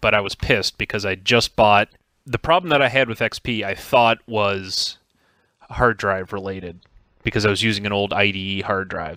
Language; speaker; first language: English; native; English